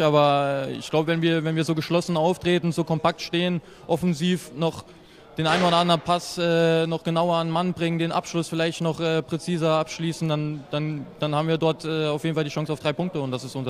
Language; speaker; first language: German; native; German